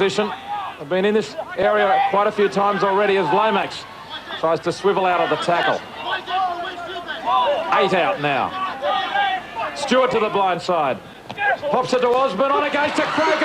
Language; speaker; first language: English; native; English